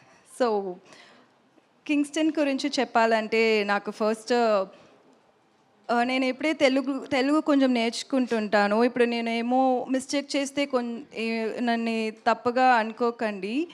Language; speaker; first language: Telugu; non-native, learner; Tamil